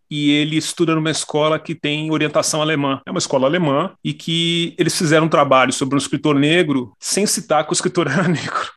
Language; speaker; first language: Portuguese; native; Portuguese